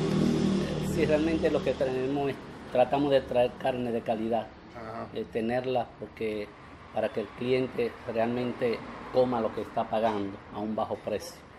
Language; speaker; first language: Spanish; native; Spanish